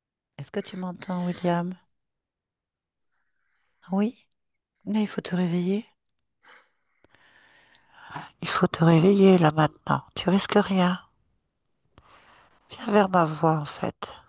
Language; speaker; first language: French; native; French